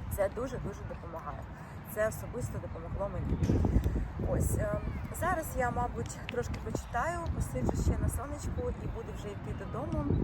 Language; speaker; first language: Ukrainian; non-native, local second language; Russian